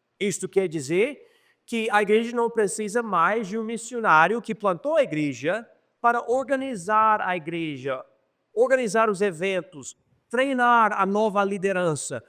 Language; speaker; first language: Portuguese; non-native, fluent; English